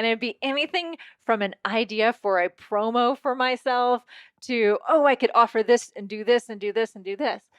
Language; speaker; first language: English; native; English